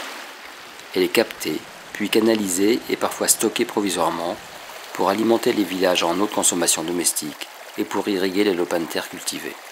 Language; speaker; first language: French; native; French